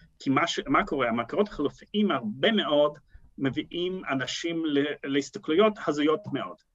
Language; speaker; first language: Hebrew; non-native, fluent; Russian